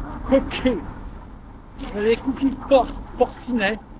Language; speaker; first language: French; native; French